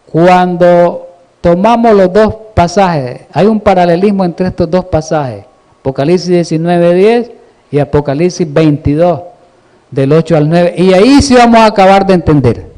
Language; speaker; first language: Spanish; native; Spanish